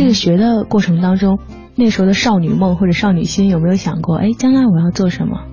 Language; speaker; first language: Chinese; native; Chinese